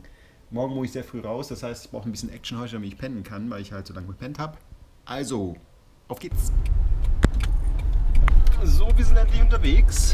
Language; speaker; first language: German; native; German